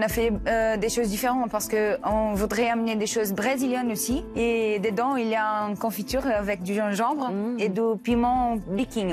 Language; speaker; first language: French; non-native, learner; Portuguese